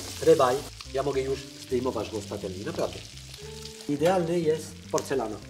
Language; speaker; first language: Polish; non-native, fluent; French